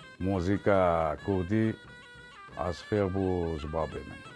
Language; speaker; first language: Kurdish; early bilingual, heritage; Kurdish